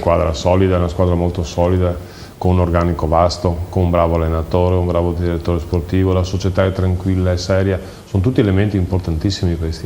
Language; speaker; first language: Italian; native; Italian